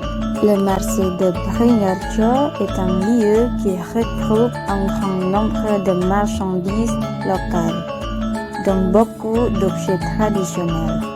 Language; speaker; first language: French; non-native, learner; Indonesian